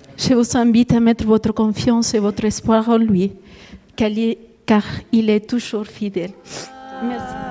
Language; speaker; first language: French; non-native, fluent; Spanish